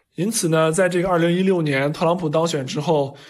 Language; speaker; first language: Chinese; native; Chinese